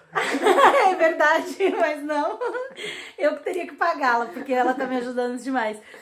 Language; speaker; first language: Portuguese; native; Portuguese